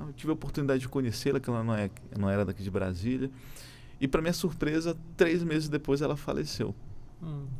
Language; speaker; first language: Portuguese; native; Portuguese